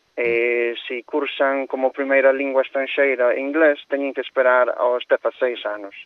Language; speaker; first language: Galician; non-native, fluent; English